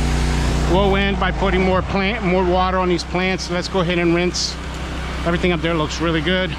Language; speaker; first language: English; native; English